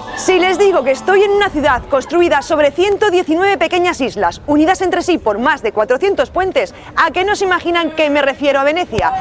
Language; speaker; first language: Spanish; native; Spanish